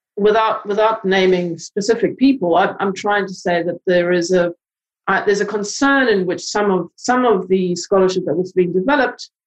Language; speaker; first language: English; native; English